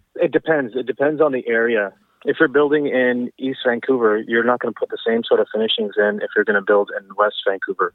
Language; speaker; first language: English; native; English